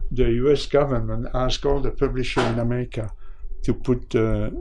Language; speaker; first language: English; non-native, fluent; French